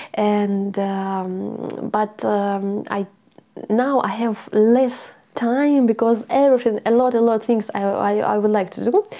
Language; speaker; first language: English; non-native, learner; Russian